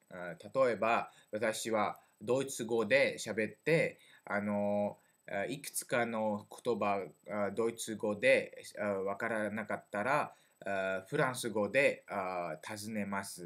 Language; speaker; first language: Japanese; non-native, learner; French